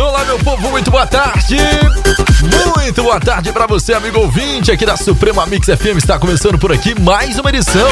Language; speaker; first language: Portuguese; native; Portuguese